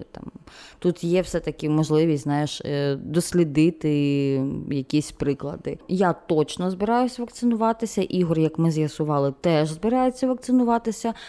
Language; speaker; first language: Ukrainian; non-native, local second language; Russian